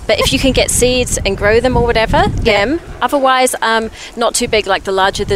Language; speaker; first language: English; native; English